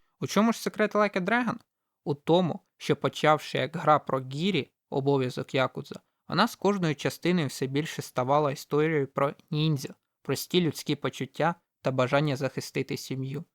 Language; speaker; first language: Ukrainian; native; Ukrainian